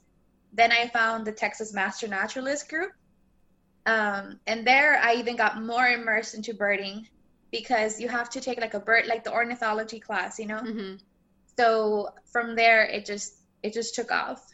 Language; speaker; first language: English; native; English